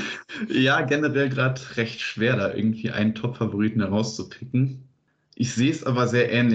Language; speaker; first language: German; native; German